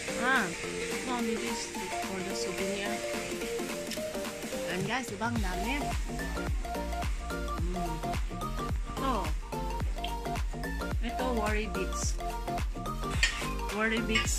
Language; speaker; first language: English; non-native, local second language; Filipino